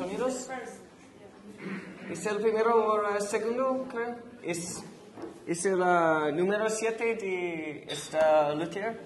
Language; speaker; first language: Spanish; non-native, learner; English